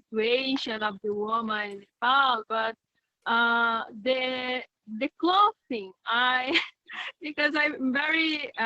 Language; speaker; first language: English; non-native, fluent; Portuguese